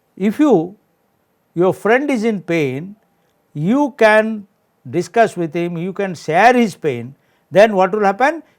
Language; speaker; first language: English; non-native, local second language; Odia